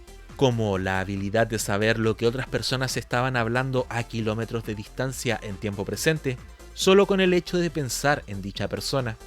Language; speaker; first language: Spanish; native; Spanish